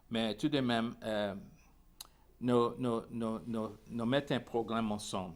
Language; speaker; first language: French; non-native, local second language; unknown